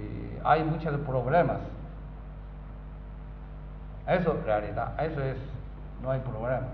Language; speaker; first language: Spanish; non-native, learner; Chinese